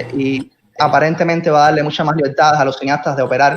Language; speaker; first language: Spanish; native; Spanish